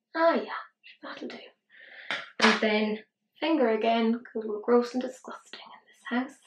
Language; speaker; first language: English; native; English